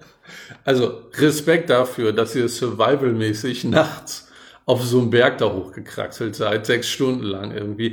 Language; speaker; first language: German; native; German